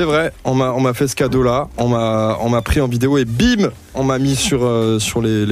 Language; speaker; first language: French; native; French